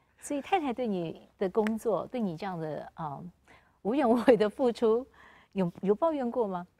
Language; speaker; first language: Chinese; native; Chinese